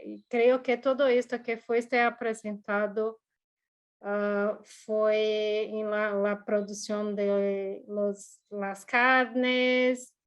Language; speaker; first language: Spanish; non-native, learner; Portuguese